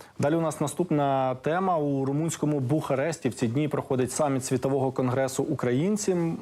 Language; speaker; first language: Ukrainian; native; Ukrainian